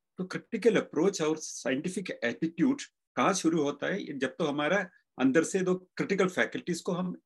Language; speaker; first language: Hindi; non-native, local second language; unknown